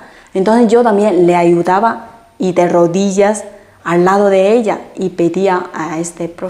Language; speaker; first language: Spanish; non-native, fluent; Chinese